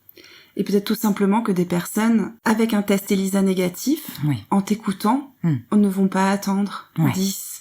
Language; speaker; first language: French; native; French